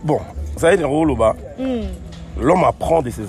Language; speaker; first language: French; non-native, local second language; Lingala